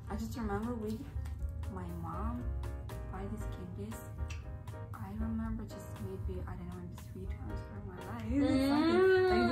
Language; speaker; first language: English; non-native, learner; Russian